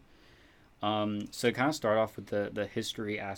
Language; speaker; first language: English; native; English